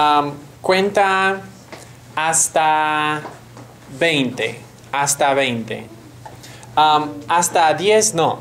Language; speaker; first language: Spanish; non-native, fluent; English